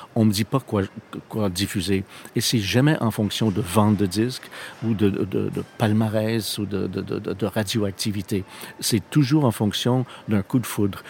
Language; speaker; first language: French; non-native, local second language; English